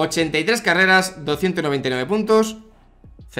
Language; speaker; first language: Spanish; native; Spanish